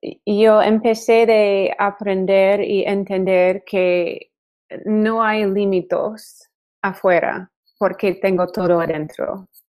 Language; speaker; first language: Spanish; non-native, learner; English